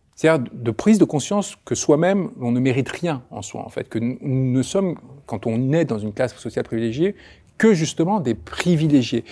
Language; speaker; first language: French; early bilingual, other home language; Spanish